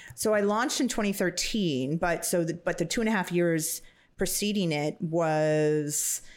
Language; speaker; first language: English; native; English